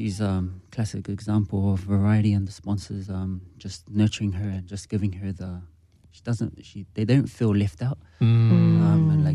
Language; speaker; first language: English; native; English